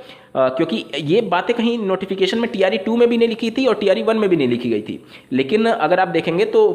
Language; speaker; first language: Hindi; native; Hindi